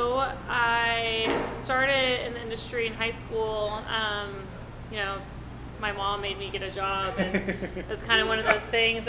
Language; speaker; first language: English; native; English